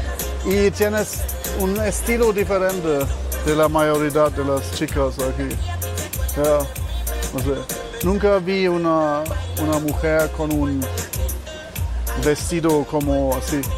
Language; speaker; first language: Spanish; non-native, learner; German